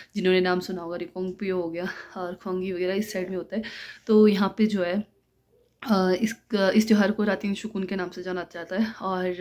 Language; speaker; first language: Hindi; non-native, local second language; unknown